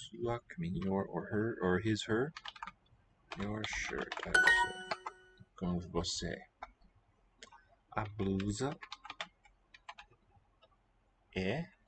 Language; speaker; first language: Portuguese; non-native, learner; English